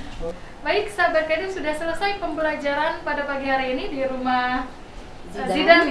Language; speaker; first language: Indonesian; native; Indonesian